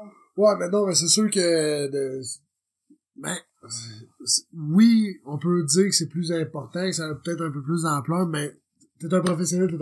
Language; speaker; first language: French; native; French